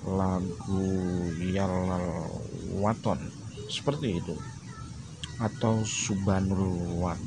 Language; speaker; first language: Indonesian; native; Indonesian